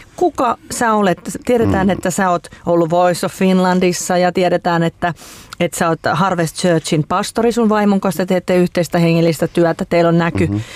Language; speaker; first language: Finnish; native; Finnish